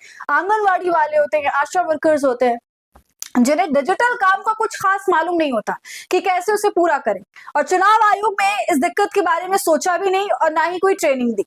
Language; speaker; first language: Hindi; native; Hindi